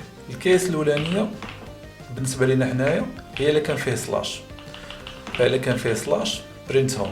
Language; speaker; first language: Arabic; native; Arabic